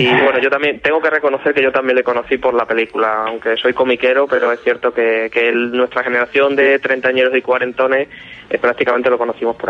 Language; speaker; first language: Spanish; native; Spanish